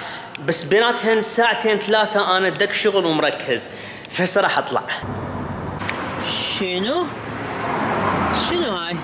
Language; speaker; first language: Arabic; native; Arabic